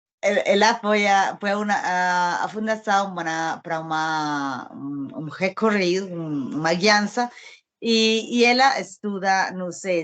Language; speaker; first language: Portuguese; non-native, learner; Spanish